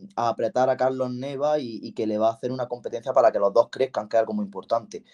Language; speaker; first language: Spanish; native; Spanish